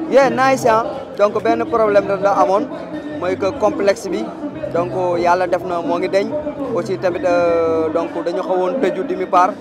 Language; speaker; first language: Wolof; non-native, local second language; Fula